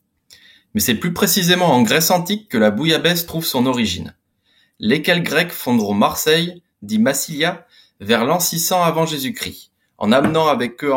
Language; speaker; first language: French; native; French